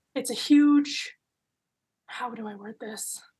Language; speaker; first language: English; native; English